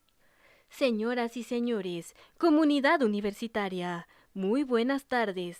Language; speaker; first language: Spanish; native; Spanish